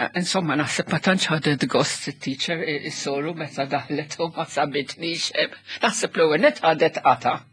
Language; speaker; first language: Maltese; non-native, local second language; Italian